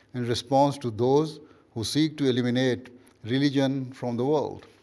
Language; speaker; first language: English; non-native, local second language; Urdu